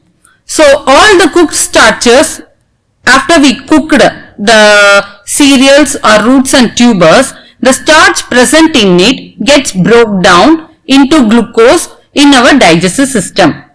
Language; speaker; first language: English; non-native, local second language; Tamil